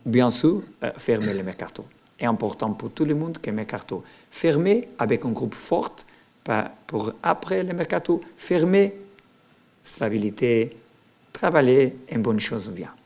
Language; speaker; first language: French; non-native, learner; Portuguese